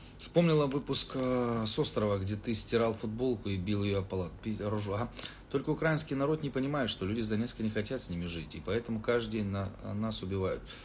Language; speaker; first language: Russian; native; Russian